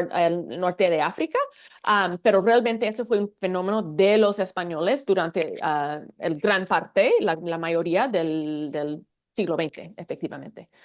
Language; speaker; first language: Spanish; non-native, fluent; English